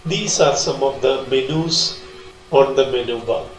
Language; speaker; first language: English; non-native, local second language; Malayalam